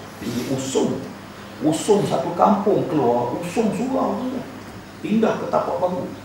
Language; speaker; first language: Malay; native; Malay